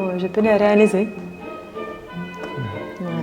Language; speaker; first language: French; non-native, fluent; Russian